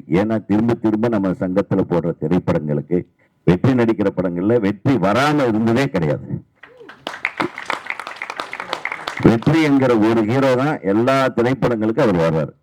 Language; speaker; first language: Tamil; native; Tamil